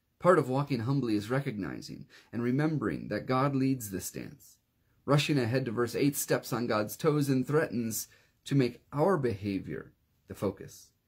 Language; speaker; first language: English; native; English